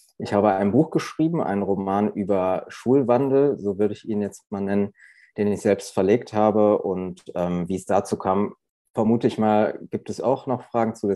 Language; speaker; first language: German; early bilingual, other home language; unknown